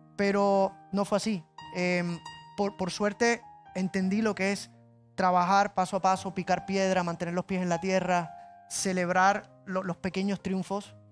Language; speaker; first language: Spanish; native; Spanish